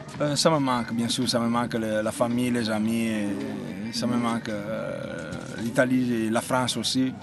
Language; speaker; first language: French; non-native, fluent; Italian